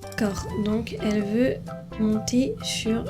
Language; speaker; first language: French; native; French